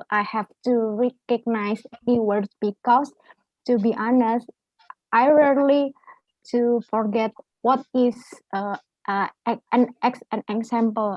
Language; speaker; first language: English; non-native, learner; Indonesian